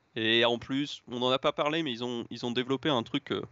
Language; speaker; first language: French; native; French